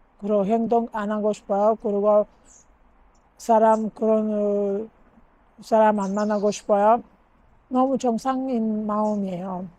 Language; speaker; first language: Korean; non-native, learner; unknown